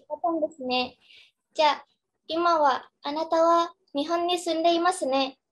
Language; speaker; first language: Japanese; non-native, learner; Indonesian